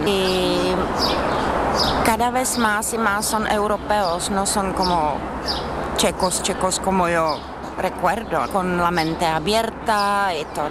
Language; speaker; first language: Spanish; non-native, learner; Czech